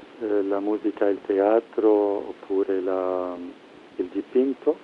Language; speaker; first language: Italian; non-native, fluent; Arabic